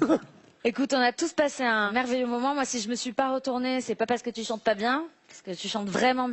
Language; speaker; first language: French; native; French